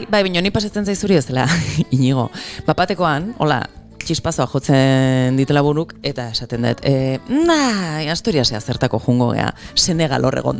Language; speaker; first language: Basque; native; Basque